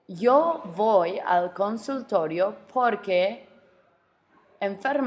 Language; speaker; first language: Spanish; non-native, fluent; English